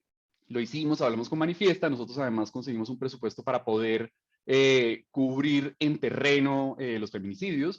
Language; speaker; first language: Spanish; native; Spanish